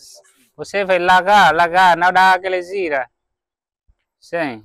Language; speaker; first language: Portuguese; non-native, learner; Vietnamese